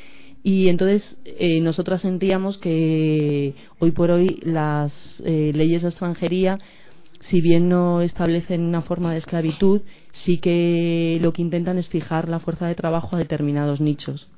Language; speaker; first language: Spanish; native; Spanish